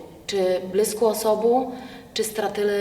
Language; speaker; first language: Polish; non-native, local second language; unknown